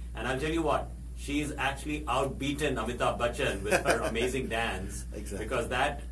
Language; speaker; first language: English; non-native, local second language; Hindi